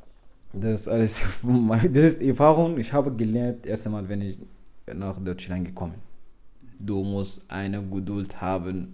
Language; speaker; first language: German; non-native, learner; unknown